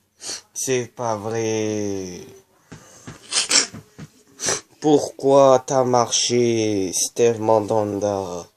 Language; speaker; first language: French; native; French